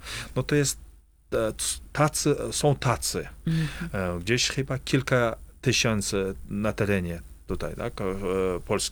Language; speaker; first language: Polish; non-native, fluent; Kazakh